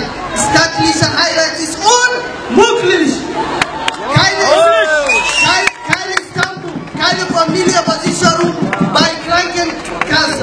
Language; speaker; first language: German; non-native, learner; Somali